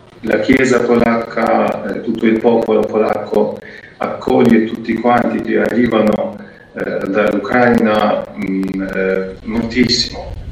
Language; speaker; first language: Italian; non-native, fluent; Ukrainian